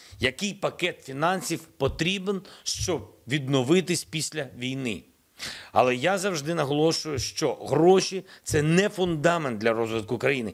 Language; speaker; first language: Ukrainian; non-native, local second language; Russian